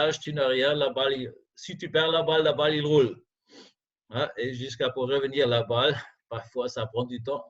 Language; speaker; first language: French; non-native, fluent; German